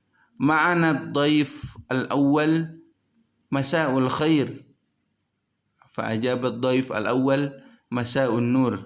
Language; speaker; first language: Arabic; non-native, fluent; Indonesian